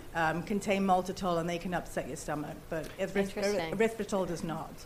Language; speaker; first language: English; native; English